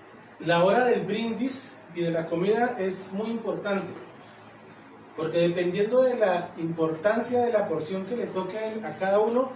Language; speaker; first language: Spanish; native; Spanish